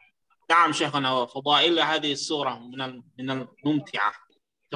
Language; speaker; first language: Arabic; non-native, learner; Indonesian